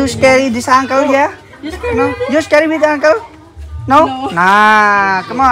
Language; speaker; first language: English; non-native, learner; Indonesian